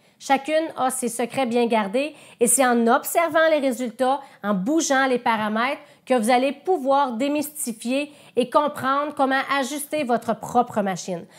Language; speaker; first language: French; native; French